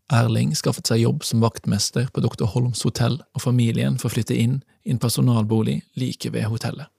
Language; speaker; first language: Norwegian; native; Norwegian